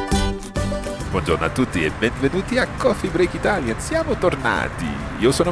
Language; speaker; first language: Italian; non-native, fluent; English